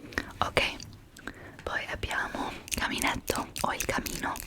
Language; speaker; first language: Italian; non-native, fluent; English